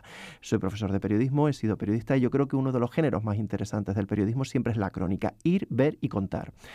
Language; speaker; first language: Spanish; native; Spanish